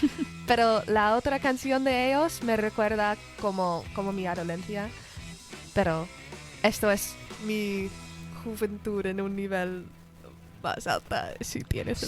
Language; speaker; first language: Spanish; non-native, learner; English